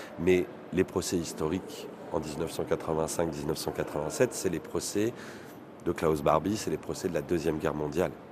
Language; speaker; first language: French; native; French